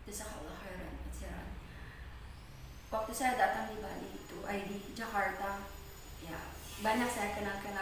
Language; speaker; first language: Indonesian; non-native, fluent; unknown